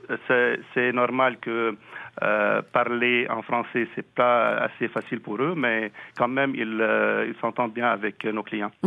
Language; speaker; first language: French; non-native, local second language; Arabic